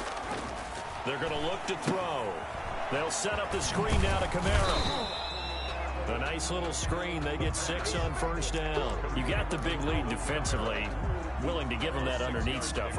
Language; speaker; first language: English; native; English